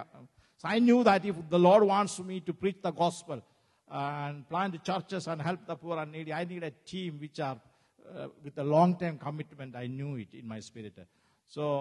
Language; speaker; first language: English; non-native, local second language; Malayalam